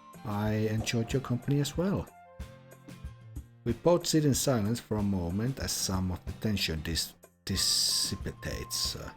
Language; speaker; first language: English; non-native, fluent; Finnish